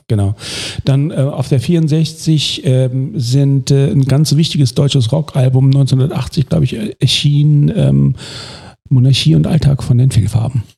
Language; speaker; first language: German; native; German